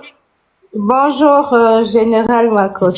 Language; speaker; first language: French; non-native, local second language; Lingala